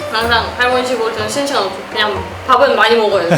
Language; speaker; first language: Korean; non-native, fluent; German